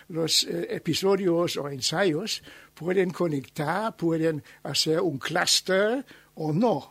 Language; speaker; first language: Spanish; non-native, learner; German